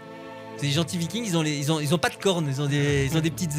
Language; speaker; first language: French; native; French